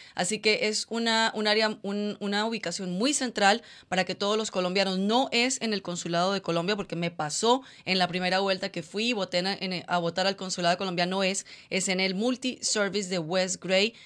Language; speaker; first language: English; non-native, fluent; Spanish